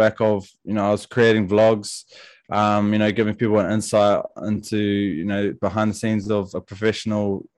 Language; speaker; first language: English; native; English